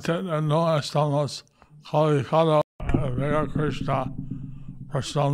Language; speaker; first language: Spanish; non-native, learner; English